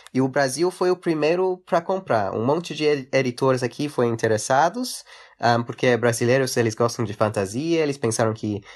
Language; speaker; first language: Portuguese; early bilingual, heritage; English